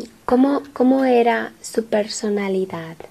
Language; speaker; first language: Spanish; non-native, fluent; English